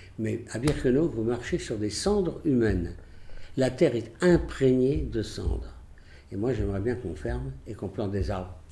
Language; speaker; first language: French; early bilingual, other home language; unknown